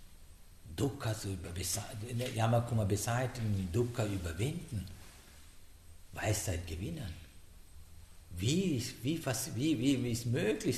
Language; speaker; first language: German; non-native, learner; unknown